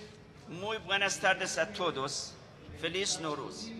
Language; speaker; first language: Spanish; non-native, fluent; Persian